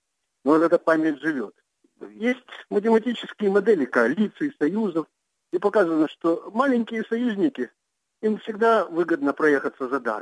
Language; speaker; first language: Russian; native; Russian